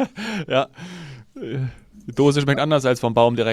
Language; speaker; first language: German; native; German